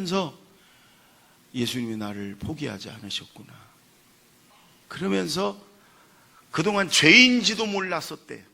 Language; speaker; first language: Korean; native; Korean